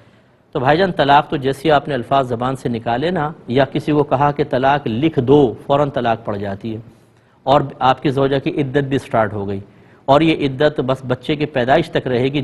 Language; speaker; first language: Urdu; native; Urdu